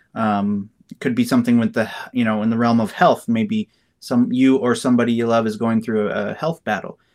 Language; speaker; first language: English; native; English